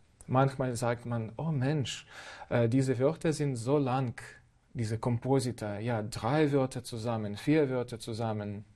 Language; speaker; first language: German; non-native, fluent; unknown